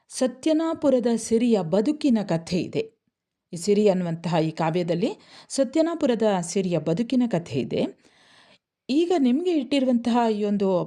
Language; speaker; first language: Kannada; native; Kannada